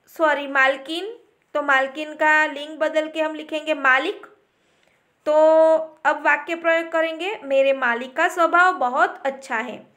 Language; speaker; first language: Hindi; non-native, local second language; Gujarati